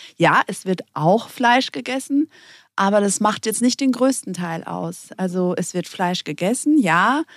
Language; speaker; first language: German; early bilingual, other home language; Greek